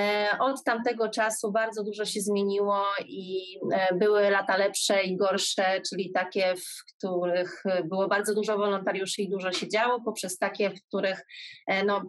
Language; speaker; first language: Polish; native; Polish